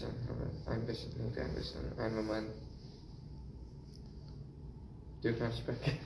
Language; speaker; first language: German; non-native, learner; English